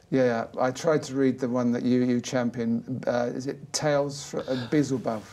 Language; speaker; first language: English; native; English